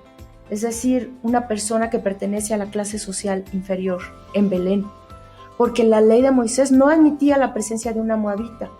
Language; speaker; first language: Spanish; native; Spanish